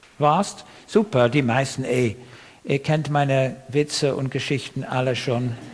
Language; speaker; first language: German; non-native, fluent; English